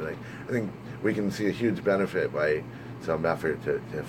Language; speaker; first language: English; native; English